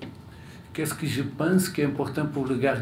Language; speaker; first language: French; non-native, learner; Portuguese